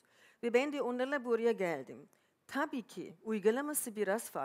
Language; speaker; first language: Turkish; non-native, fluent; German